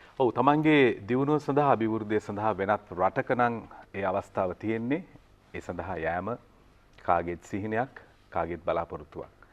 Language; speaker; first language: Sinhala; native; Sinhala